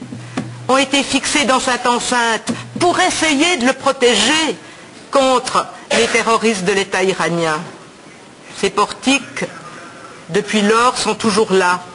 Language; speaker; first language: French; native; French